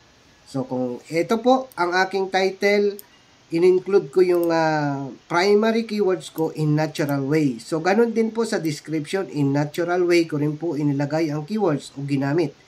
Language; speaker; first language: Filipino; native; Filipino